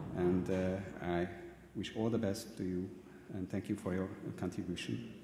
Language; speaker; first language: English; non-native, fluent; Hungarian